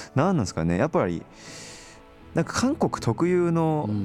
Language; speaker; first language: Japanese; early bilingual, other home language; Korean